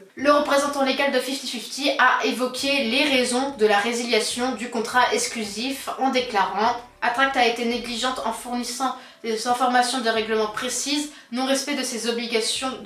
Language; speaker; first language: French; native; French